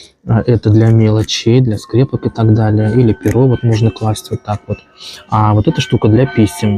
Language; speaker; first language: Russian; native; Russian